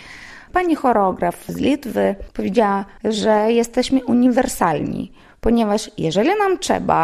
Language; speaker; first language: Polish; non-native, local second language; Lithuanian